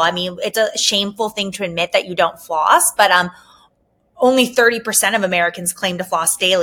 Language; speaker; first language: English; native; English